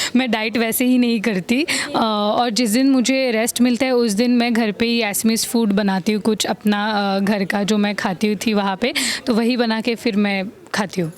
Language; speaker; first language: Hindi; non-native, local second language; Assamese